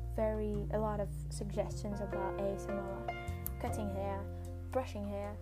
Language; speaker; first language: English; non-native, fluent; French